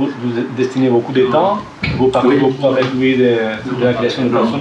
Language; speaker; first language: French; non-native, fluent; Spanish